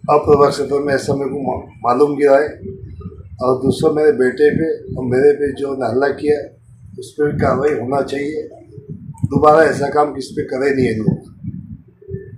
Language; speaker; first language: Hindi; non-native, local second language; Gujarati